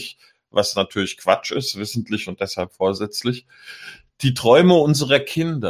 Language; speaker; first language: German; native; German